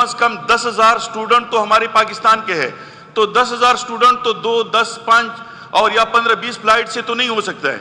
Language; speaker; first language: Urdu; non-native, local second language; Pashto